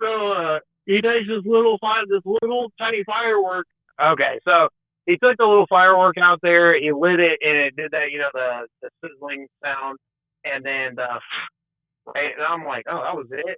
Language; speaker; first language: English; native; English